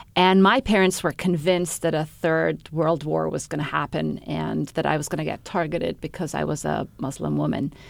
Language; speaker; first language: English; non-native, fluent; Arabic